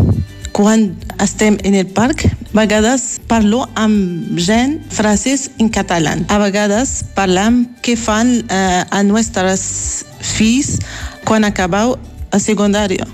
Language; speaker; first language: Catalan; non-native, learner; Arabic